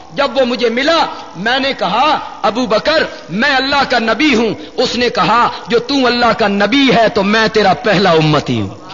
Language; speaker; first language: Urdu; non-native, local second language; Punjabi